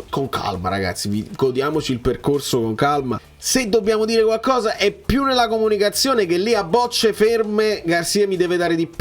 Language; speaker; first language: Italian; native; Italian